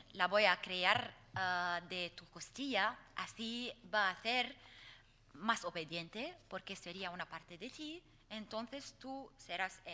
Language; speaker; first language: Spanish; non-native, fluent; Arabic